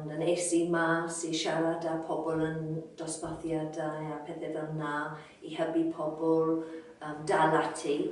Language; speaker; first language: Welsh; non-native, local second language; English